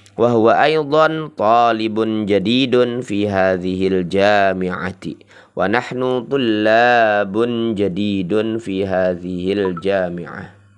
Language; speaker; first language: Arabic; non-native, learner; Indonesian